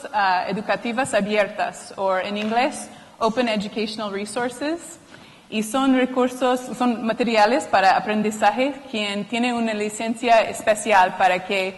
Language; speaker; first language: Spanish; non-native, fluent; English